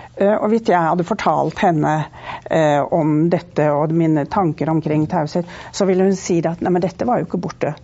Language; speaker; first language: Norwegian; native; Norwegian